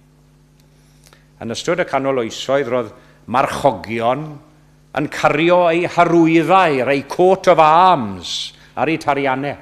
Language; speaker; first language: Welsh; native; Welsh